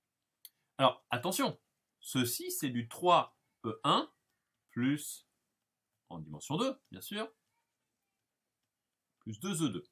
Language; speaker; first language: French; native; French